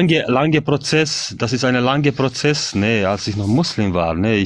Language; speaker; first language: German; non-native, fluent; Bosnian